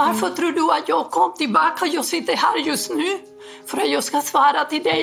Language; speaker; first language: Swedish; non-native, fluent; Spanish